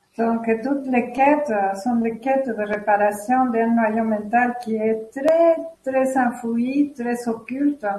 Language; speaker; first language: French; non-native, fluent; Spanish